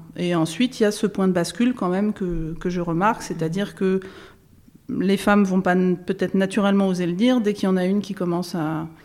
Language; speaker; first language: French; native; French